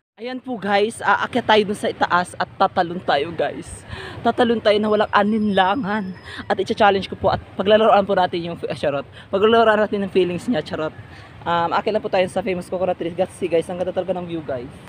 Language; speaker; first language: Filipino; non-native, local second language; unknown